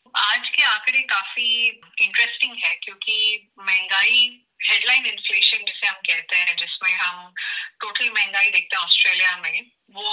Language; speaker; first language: Hindi; native; Hindi